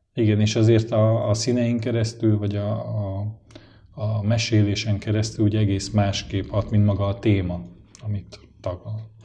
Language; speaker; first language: Hungarian; native; Hungarian